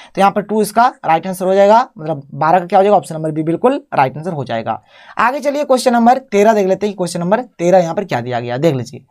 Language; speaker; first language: Hindi; native; Hindi